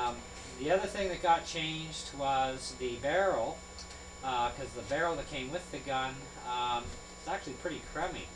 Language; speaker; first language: English; native; English